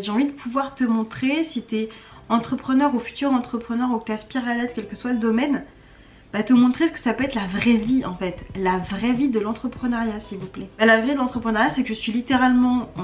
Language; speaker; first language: French; native; French